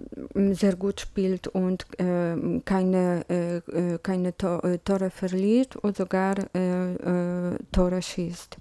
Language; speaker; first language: German; non-native, fluent; Polish